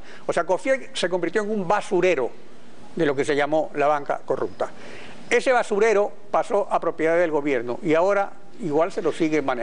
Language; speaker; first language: Spanish; native; Spanish